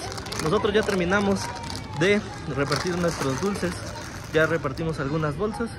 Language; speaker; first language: Spanish; native; Spanish